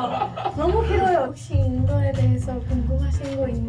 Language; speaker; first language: Korean; non-native, learner; Hindi